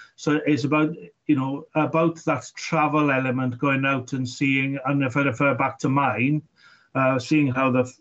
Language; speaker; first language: English; native; English